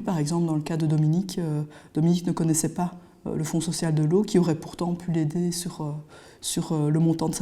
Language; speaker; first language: French; native; French